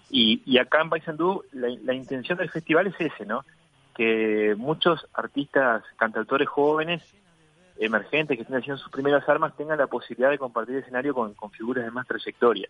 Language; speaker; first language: Spanish; native; Spanish